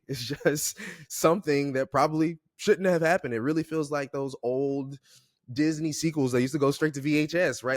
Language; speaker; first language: English; native; English